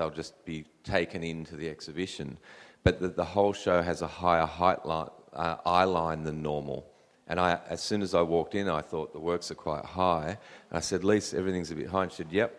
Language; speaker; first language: English; native; English